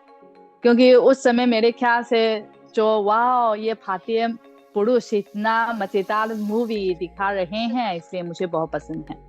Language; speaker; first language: Hindi; non-native, fluent; Chinese